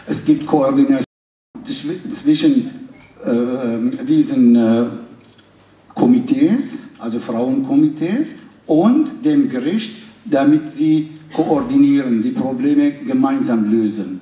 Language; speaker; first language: German; non-native, fluent; Arabic